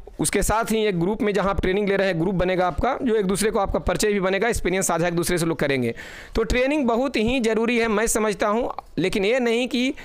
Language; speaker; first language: Hindi; native; Hindi